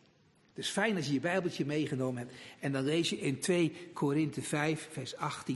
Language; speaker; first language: Dutch; native; Dutch